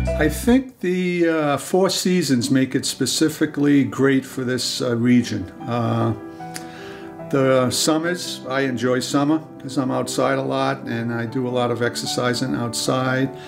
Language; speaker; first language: English; native; English